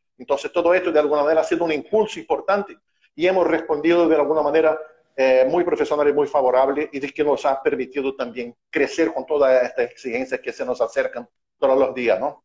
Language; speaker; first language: Spanish; non-native, fluent; Portuguese